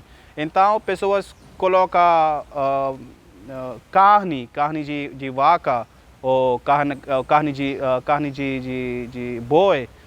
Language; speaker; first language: Portuguese; non-native, learner; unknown